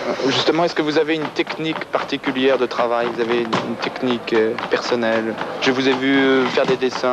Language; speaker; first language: French; native; French